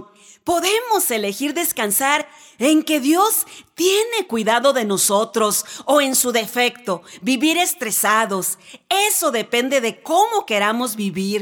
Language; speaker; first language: Spanish; native; Spanish